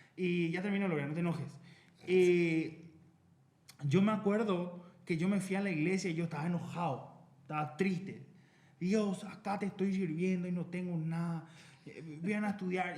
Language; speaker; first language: Spanish; native; Spanish